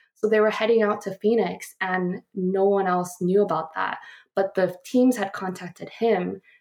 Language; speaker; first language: English; early bilingual, other home language; Korean